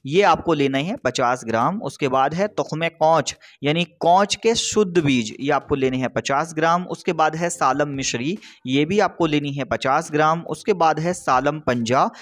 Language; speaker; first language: Hindi; native; Hindi